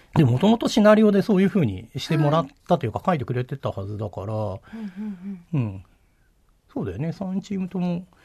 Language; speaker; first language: Japanese; native; Japanese